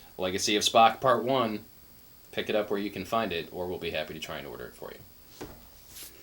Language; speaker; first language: English; native; English